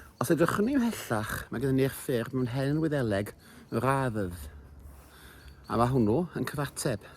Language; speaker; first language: Welsh; native; Welsh